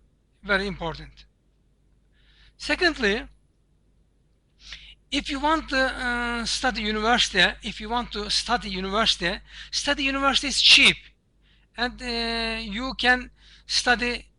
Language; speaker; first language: English; non-native, learner; Turkish